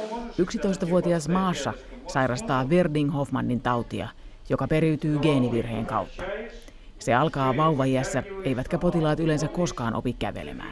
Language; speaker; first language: Finnish; native; Finnish